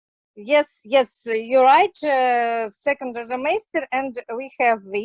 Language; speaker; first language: English; non-native, learner; Russian